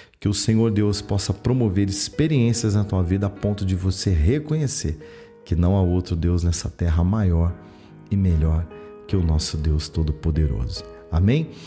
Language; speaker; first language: Portuguese; native; Portuguese